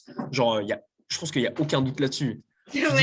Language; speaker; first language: French; native; French